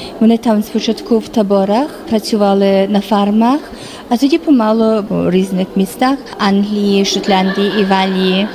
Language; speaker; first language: Ukrainian; early bilingual, heritage; Ukrainian